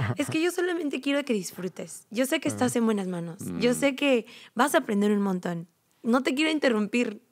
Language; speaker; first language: Spanish; native; Spanish